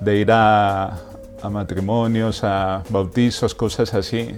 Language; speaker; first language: Spanish; native; Spanish